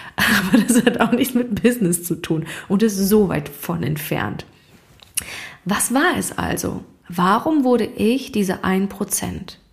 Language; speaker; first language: German; early bilingual, other home language; Russian